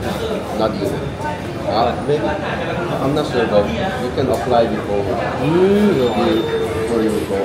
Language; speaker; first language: English; non-native, learner; Korean